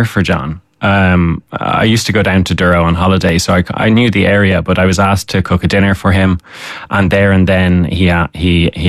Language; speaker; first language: English; native; English